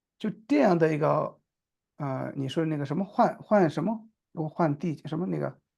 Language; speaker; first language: Chinese; non-native, local second language; Tibetan